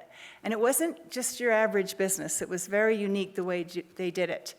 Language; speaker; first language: English; native; English